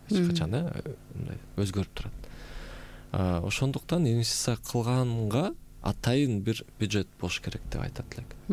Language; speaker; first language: Kyrgyz; native; Kyrgyz